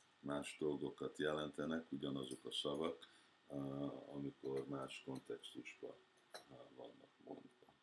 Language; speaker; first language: Hungarian; early bilingual, heritage; Hungarian